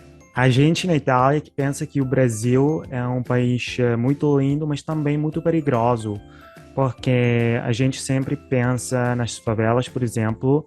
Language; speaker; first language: Portuguese; non-native, fluent; Italian